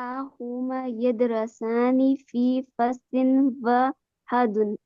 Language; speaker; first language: Arabic; non-native, learner; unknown